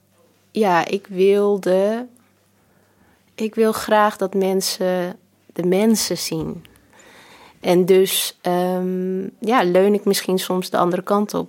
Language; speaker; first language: Dutch; early bilingual, other home language; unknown